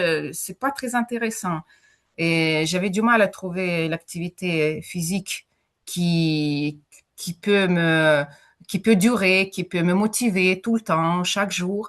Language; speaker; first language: French; non-native, fluent; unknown